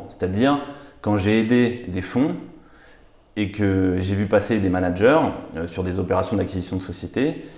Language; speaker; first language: French; native; French